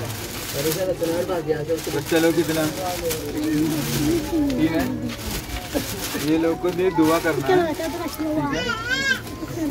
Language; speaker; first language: Hindi; non-native, local second language; Malayalam